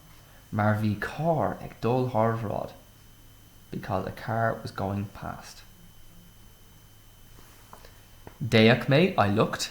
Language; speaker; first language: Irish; non-native, local second language; English